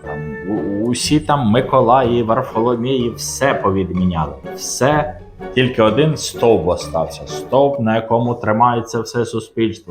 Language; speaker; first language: Ukrainian; non-native, local second language; Russian